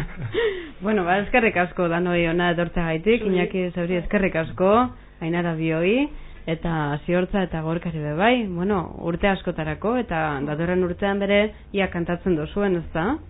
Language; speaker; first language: Basque; native; Basque